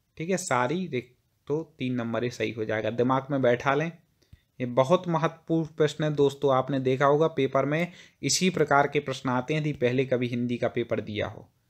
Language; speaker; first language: Hindi; native; Hindi